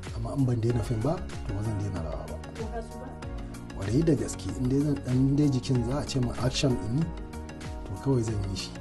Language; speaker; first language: Hausa; native; Hausa